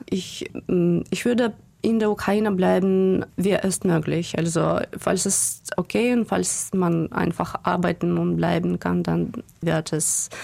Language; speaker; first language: German; non-native, fluent; Ukrainian